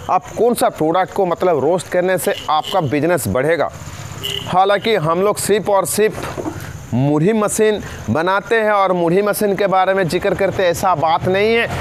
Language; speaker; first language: Hindi; non-native, local second language; Bangla